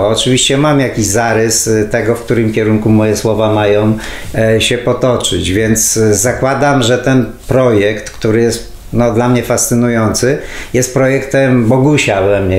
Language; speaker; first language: Polish; native; Polish